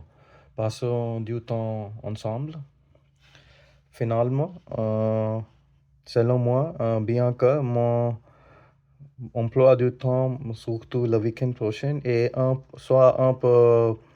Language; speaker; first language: French; non-native, learner; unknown